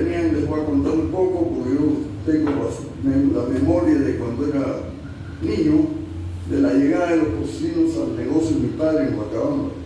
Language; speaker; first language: Spanish; native; Spanish